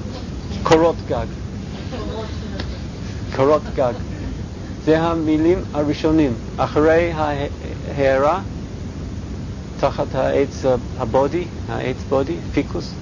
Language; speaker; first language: Hebrew; non-native, fluent; English